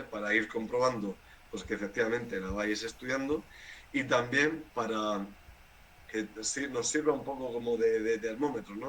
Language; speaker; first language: Spanish; native; Spanish